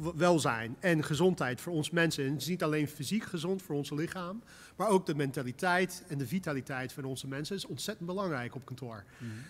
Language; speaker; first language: Dutch; non-native, fluent; English